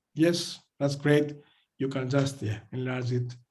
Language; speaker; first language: English; non-native, fluent; Greek